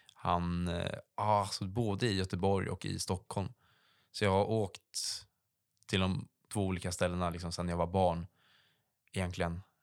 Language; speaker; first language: Swedish; native; Swedish